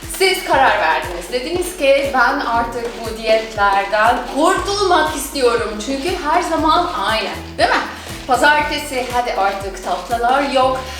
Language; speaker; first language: Turkish; non-native, fluent; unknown